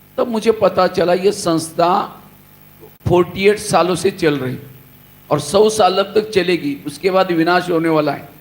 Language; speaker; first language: Hindi; non-native, local second language; Marathi